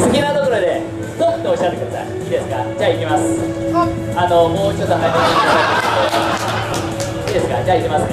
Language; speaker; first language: Japanese; non-native, fluent; Chinese